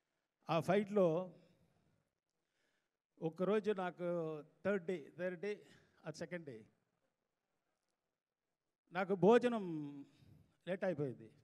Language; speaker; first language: Telugu; non-native, fluent; Tamil